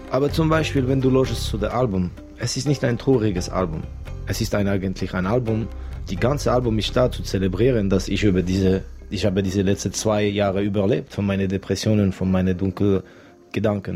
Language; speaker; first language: German; non-native, local second language; French